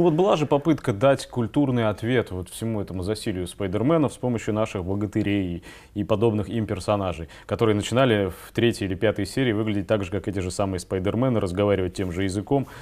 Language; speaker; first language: Russian; native; Russian